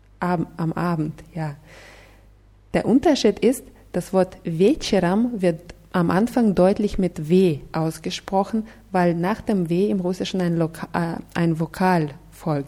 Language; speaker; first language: German; non-native, fluent; Russian